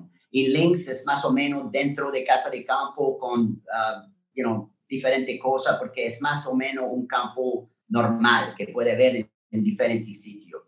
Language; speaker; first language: Spanish; non-native, learner; French